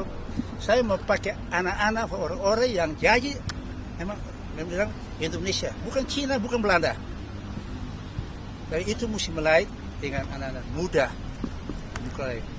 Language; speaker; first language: Indonesian; early bilingual, heritage; Indonesian